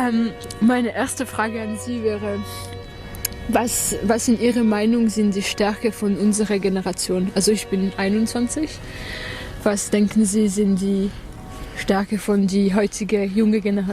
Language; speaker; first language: German; non-native, learner; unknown